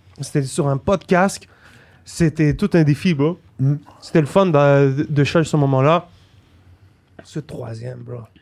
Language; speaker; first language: French; native; French